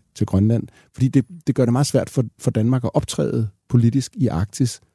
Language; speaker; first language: Danish; native; Danish